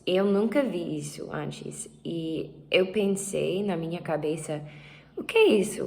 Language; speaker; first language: Portuguese; non-native, learner; English